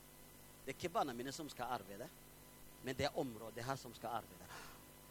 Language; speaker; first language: Swedish; non-native, fluent; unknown